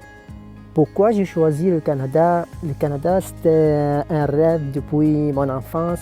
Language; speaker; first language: French; non-native, local second language; Arabic